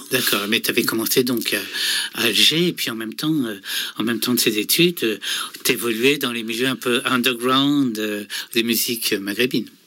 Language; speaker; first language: French; native; French